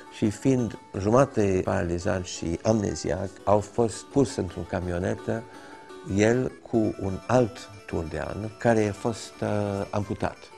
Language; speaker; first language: Romanian; early bilingual, heritage; Romanian